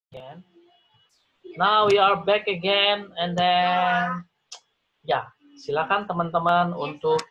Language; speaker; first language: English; non-native, fluent; Indonesian